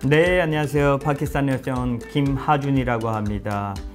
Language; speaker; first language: Korean; non-native, fluent; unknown